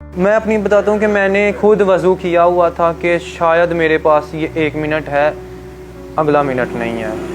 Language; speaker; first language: Urdu; non-native, local second language; Punjabi